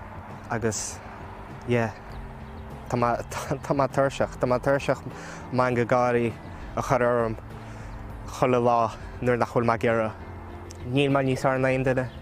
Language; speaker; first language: Irish; early bilingual, other home language; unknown